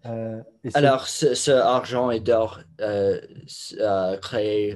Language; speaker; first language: French; non-native, learner; English